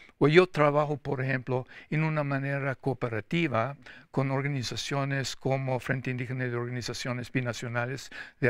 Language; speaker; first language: Spanish; non-native, fluent; English